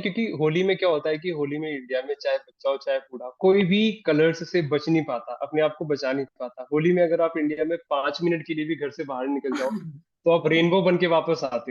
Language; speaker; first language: Hindi; native; Hindi